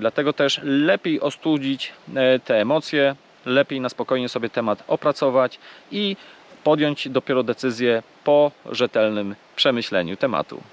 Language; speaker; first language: Polish; native; Polish